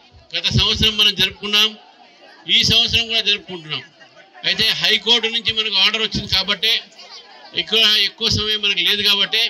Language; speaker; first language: Telugu; native; Telugu